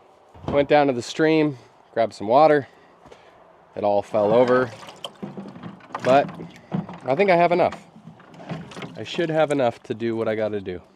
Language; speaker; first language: English; native; English